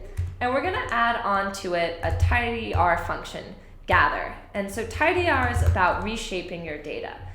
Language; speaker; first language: English; native; English